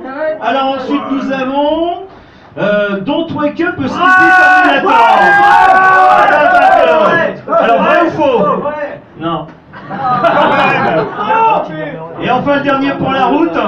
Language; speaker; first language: French; native; French